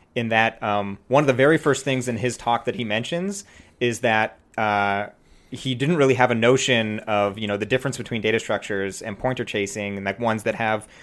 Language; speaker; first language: English; native; English